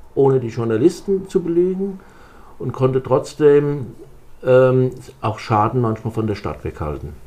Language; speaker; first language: German; native; German